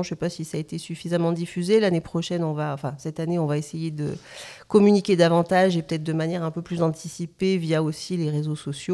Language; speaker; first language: French; native; French